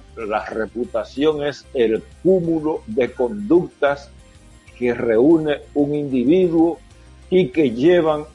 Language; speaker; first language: Spanish; native; Spanish